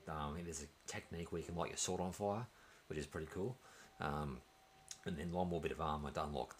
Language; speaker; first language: English; native; English